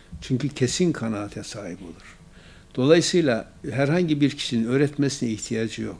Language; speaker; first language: Turkish; native; Turkish